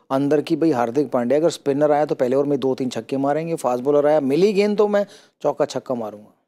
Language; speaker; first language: Hindi; native; Hindi